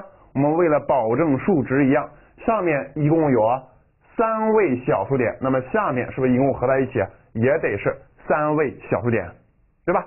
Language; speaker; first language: Chinese; native; Chinese